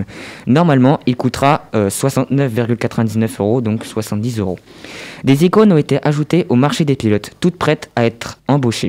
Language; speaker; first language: French; native; French